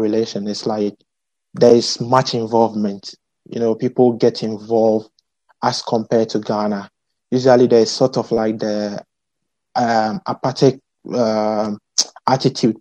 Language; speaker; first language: English; non-native, local second language; Akan